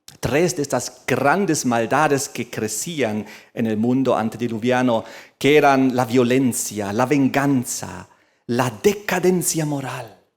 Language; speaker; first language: Spanish; native; Spanish